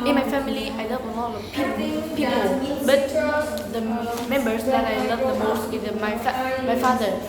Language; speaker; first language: English; non-native, learner; Vietnamese